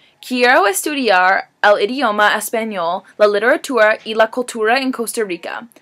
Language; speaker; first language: Spanish; non-native, learner; English